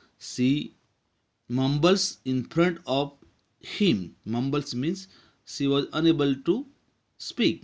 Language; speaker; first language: English; non-native, local second language; Gujarati